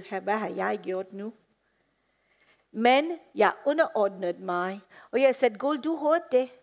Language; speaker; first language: Danish; non-native, fluent; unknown